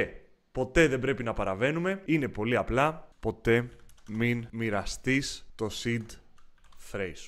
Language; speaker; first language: Greek; native; Greek